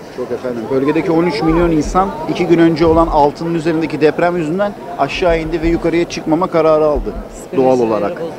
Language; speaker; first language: Turkish; native; Turkish